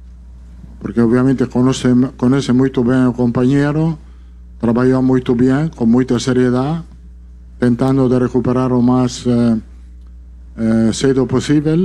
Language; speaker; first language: Portuguese; non-native, fluent; Italian